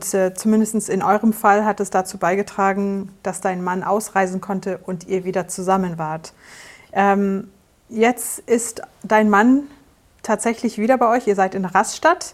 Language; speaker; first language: German; native; German